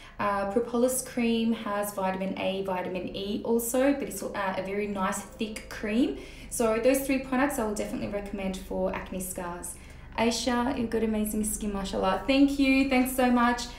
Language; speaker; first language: English; early bilingual, other home language; Turkish